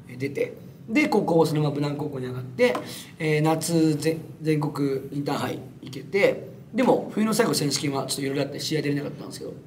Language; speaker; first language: Japanese; native; Japanese